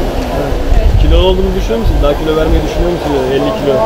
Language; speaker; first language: Turkish; native; Turkish